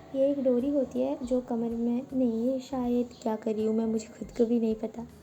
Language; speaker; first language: Hindi; non-native, local second language; Bangla